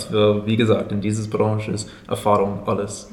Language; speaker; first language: German; non-native, fluent; English